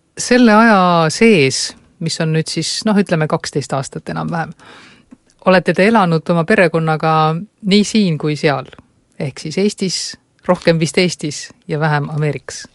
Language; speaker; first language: Estonian; native; Estonian